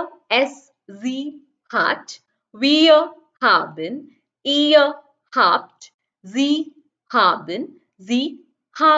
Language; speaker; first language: German; non-native, fluent; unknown